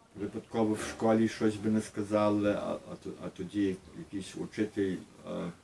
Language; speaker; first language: Ukrainian; early bilingual, heritage; Ukrainian